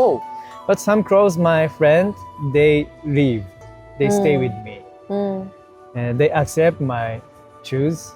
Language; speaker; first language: English; non-native, learner; Japanese